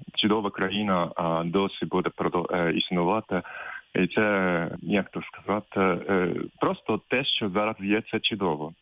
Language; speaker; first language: Ukrainian; non-native, fluent; Japanese